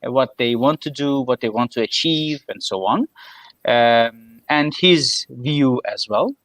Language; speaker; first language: English; non-native, fluent; Turkish